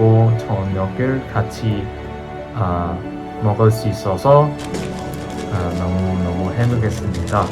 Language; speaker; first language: Korean; non-native, learner; Cantonese